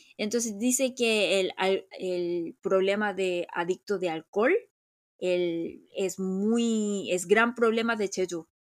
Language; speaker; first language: Spanish; non-native, fluent; Korean